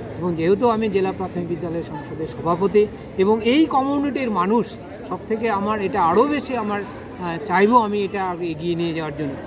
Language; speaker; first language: Bangla; non-native, local second language; Santali